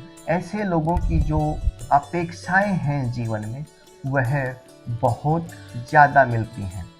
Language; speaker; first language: Hindi; native; Hindi